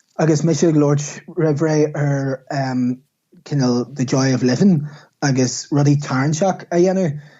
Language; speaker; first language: Irish; non-native, local second language; English